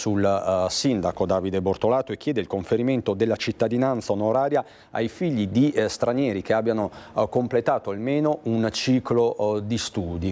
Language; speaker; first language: Italian; native; Italian